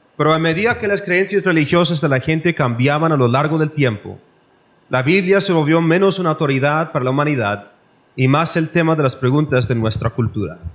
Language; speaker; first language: Spanish; non-native, learner; English